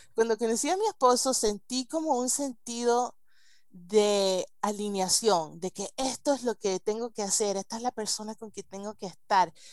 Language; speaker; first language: Spanish; early bilingual, heritage; Spanish